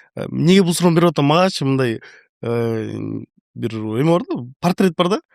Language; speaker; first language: Kyrgyz; native; Kyrgyz